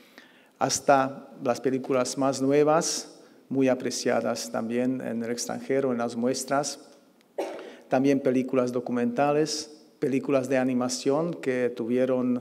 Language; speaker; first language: Spanish; non-native, fluent; Slovak